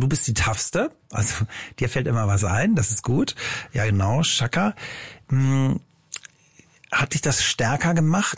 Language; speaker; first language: German; native; German